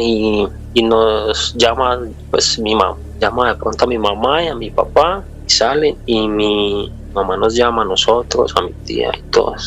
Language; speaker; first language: Spanish; native; Spanish